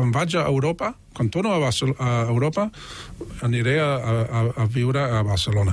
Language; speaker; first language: Catalan; non-native, fluent; English